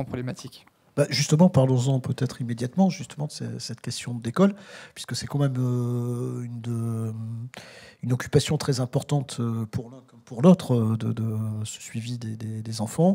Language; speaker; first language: French; native; French